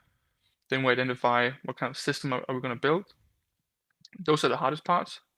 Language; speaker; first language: English; non-native, fluent; Danish